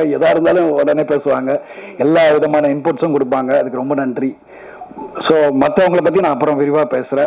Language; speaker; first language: Tamil; native; Tamil